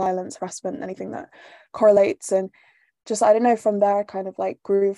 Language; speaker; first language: English; native; English